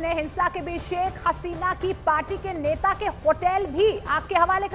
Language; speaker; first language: Hindi; native; Hindi